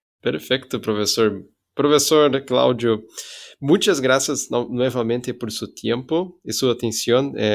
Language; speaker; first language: Spanish; non-native, fluent; Portuguese